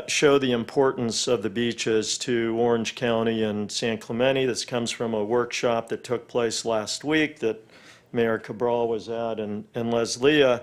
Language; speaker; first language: English; native; English